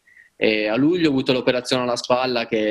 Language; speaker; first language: Italian; native; Italian